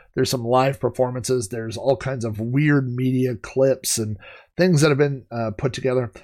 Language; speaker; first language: English; native; English